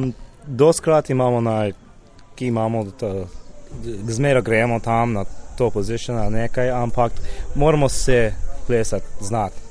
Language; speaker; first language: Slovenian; early bilingual, heritage; Slovenian